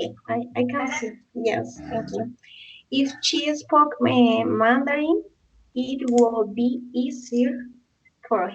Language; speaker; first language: English; non-native, learner; Spanish